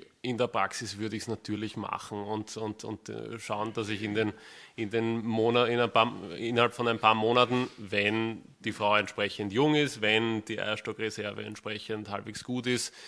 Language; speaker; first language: German; native; German